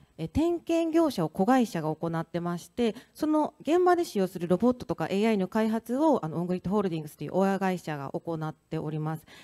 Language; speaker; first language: Japanese; native; Japanese